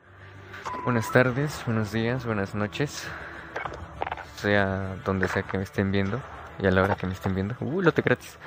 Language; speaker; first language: Spanish; native; Spanish